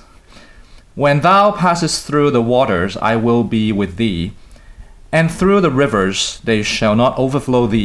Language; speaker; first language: English; non-native, local second language; Cantonese